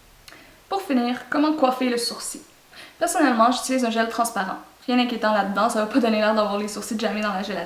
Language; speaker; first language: French; native; French